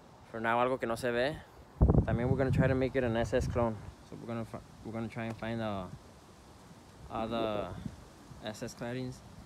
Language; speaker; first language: English; early bilingual, other home language; Spanish